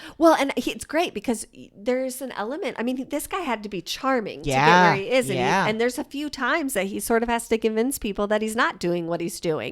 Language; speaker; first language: English; native; English